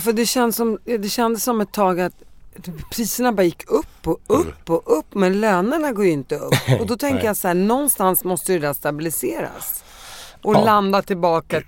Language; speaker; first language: Swedish; native; Swedish